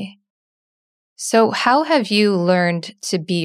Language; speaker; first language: English; native; English